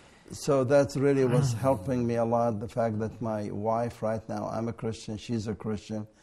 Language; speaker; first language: English; non-native, fluent; Arabic